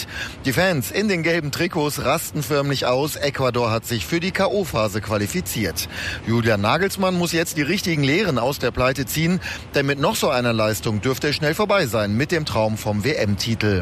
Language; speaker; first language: German; native; German